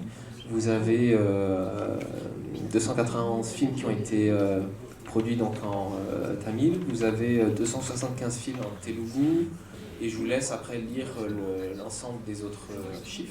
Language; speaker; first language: French; native; French